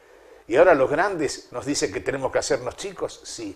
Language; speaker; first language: Spanish; native; Spanish